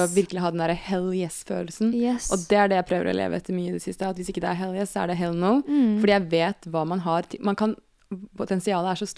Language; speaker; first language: Norwegian; native; Norwegian